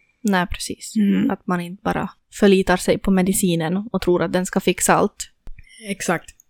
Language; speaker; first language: Swedish; native; Swedish